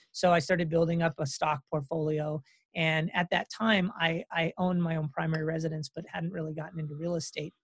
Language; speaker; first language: English; native; English